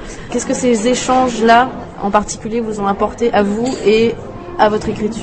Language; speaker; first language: French; non-native, fluent; Czech